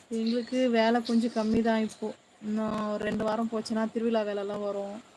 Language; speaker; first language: Tamil; native; Tamil